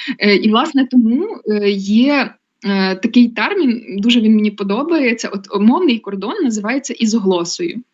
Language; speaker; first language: Ukrainian; native; Ukrainian